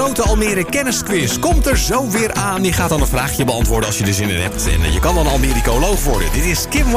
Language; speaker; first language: Dutch; native; Dutch